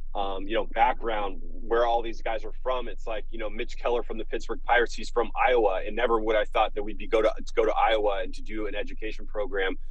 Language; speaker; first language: English; native; English